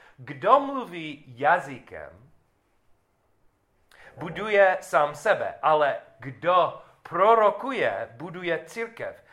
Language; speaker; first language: Czech; non-native, learner; English